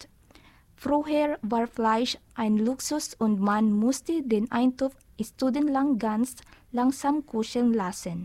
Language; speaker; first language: German; non-native, learner; Filipino